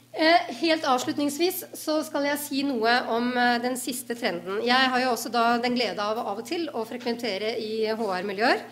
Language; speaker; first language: Norwegian; native; Norwegian